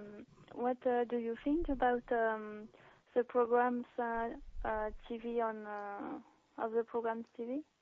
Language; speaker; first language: English; non-native, learner; French